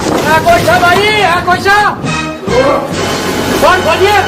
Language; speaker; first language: Hindi; native; Hindi